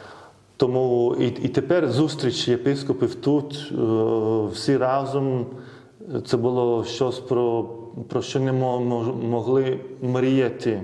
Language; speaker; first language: Ukrainian; non-native, fluent; Lithuanian